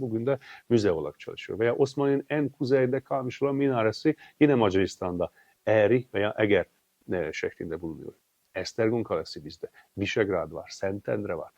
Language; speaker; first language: Turkish; non-native, fluent; Hungarian